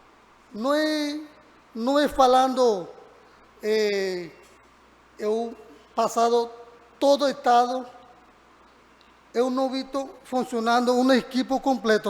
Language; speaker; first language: Portuguese; non-native, learner; Spanish